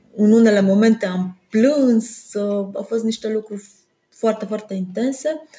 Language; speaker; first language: Romanian; non-native, local second language; German